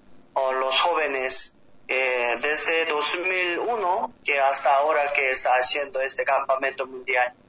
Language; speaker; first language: Spanish; non-native, learner; Korean